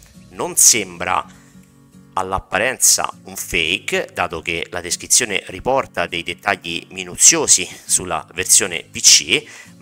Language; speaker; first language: Italian; native; Italian